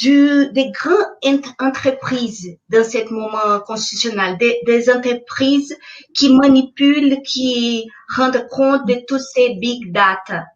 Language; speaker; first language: French; non-native, fluent; Portuguese